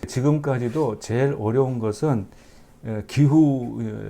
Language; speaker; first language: Korean; native; Korean